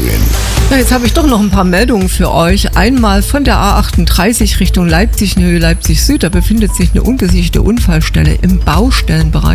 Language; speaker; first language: German; native; German